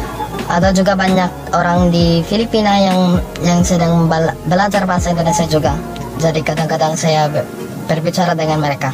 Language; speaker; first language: Indonesian; non-native, learner; Filipino